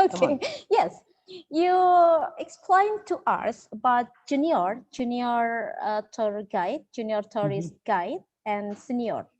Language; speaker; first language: English; non-native, learner; Indonesian